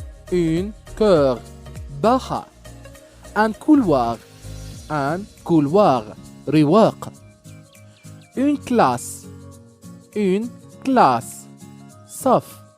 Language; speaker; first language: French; non-native, local second language; Arabic